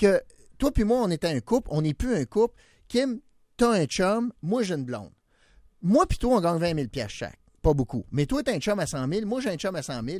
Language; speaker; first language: French; native; French